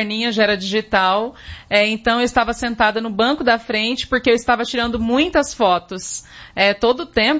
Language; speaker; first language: Portuguese; native; Portuguese